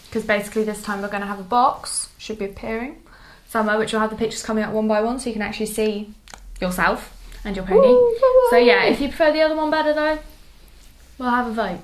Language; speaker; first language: English; native; English